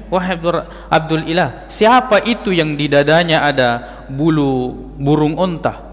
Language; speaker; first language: Malay; native; Malay